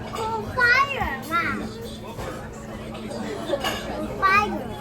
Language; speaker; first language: Chinese; early bilingual, heritage; Cantonese